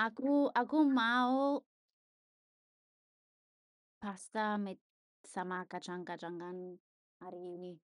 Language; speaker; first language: Indonesian; non-native, learner; Italian